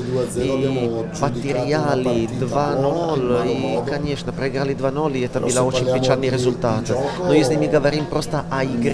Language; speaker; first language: Russian; non-native, learner; Italian